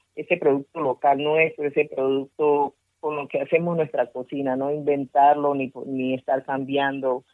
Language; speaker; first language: Spanish; native; Spanish